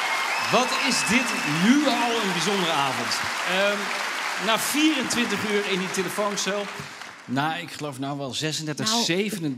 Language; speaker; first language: Dutch; native; Dutch